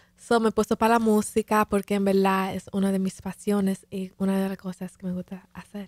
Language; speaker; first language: Spanish; early bilingual, heritage; Spanish